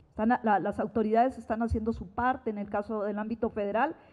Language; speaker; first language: Spanish; native; Spanish